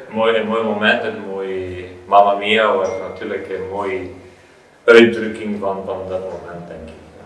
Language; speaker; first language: Dutch; non-native, fluent; Italian